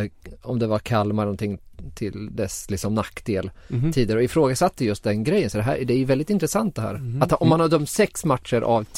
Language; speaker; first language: Swedish; native; Swedish